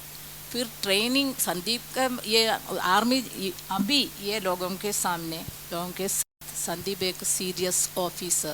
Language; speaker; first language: Hindi; non-native, local second language; Malayalam